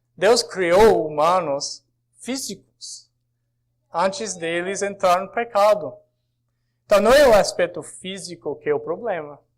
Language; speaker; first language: Portuguese; non-native, fluent; English